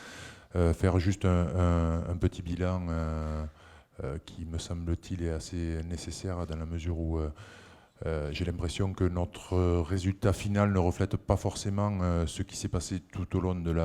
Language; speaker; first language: French; native; French